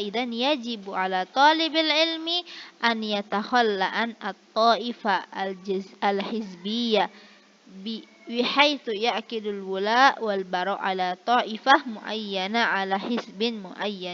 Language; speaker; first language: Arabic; non-native, fluent; Indonesian